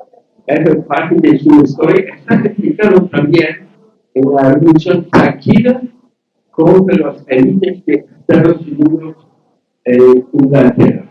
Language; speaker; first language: Spanish; non-native, learner; English